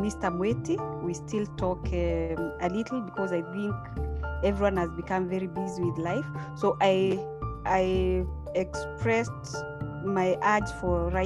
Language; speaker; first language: English; non-native, local second language; Meru